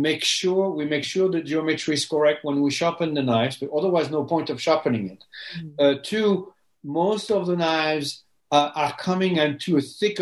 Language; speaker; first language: English; non-native, fluent; French